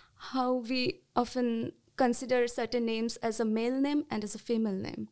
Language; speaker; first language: English; non-native, local second language; Bangla